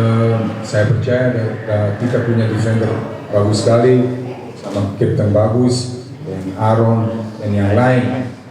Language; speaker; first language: Indonesian; non-native, fluent; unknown